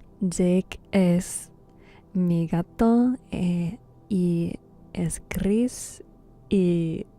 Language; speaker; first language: Spanish; non-native, learner; English